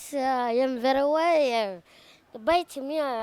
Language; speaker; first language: English; non-native, learner; Lingala